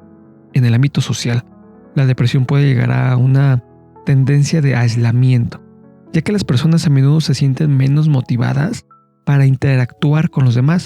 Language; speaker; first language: Spanish; native; Spanish